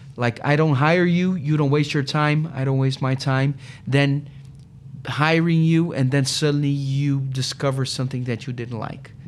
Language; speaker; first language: English; non-native, fluent; Portuguese